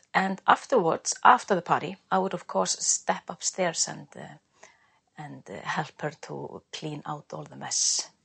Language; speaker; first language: English; non-native, fluent; Icelandic